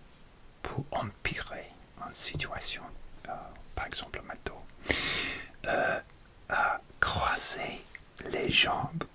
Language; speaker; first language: French; non-native, learner; English